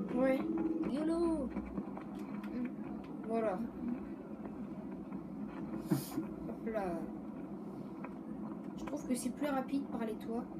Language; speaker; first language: French; native; French